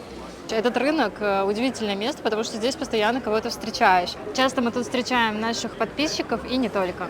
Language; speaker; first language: Russian; native; Russian